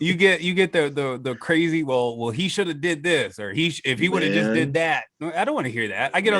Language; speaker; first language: English; native; English